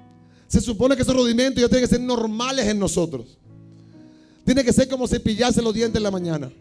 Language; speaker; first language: Spanish; native; Spanish